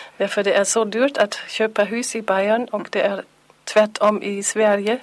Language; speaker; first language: Swedish; non-native, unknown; German